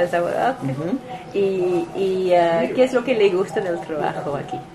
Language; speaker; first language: Spanish; non-native, fluent; English